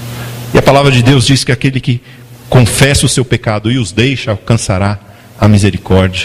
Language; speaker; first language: Portuguese; native; Portuguese